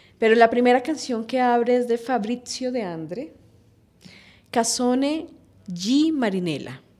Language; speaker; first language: Spanish; native; Spanish